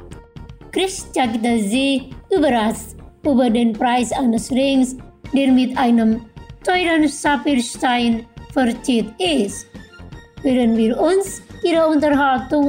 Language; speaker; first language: German; non-native, fluent; Indonesian